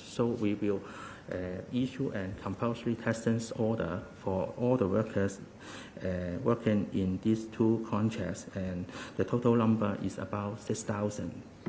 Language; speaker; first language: English; non-native, local second language; Cantonese